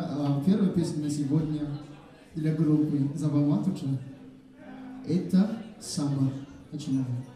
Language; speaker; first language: Russian; non-native, fluent; Malagasy